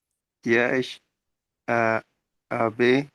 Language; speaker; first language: German; non-native, learner; Urdu